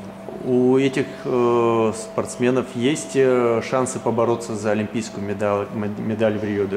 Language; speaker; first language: Russian; native; Russian